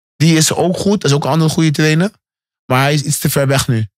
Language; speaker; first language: Dutch; native; Dutch